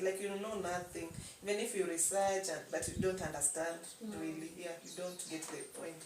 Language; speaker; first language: English; non-native, local second language; Swahili